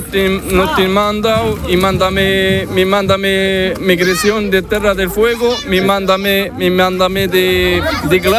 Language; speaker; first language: Spanish; non-native, learner; Arabic